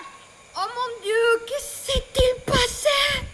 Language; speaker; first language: French; non-native, learner; Spanish